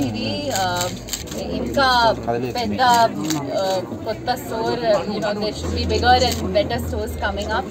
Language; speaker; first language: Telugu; non-native, fluent; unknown